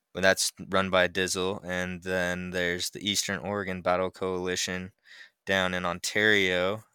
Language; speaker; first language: English; native; English